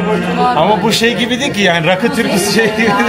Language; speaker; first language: Turkish; native; Turkish